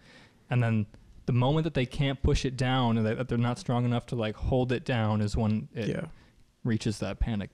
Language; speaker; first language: English; native; English